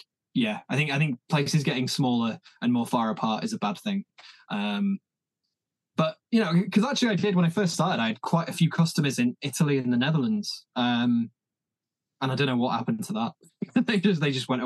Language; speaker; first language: English; native; English